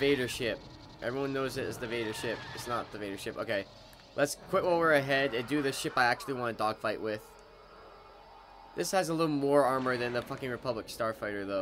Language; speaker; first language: English; native; English